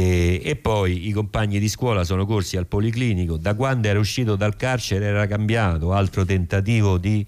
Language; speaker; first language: Italian; native; Italian